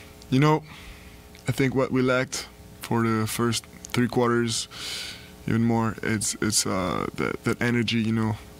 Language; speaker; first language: English; non-native, fluent; French